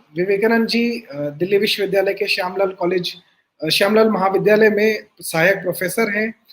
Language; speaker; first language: Hindi; native; Hindi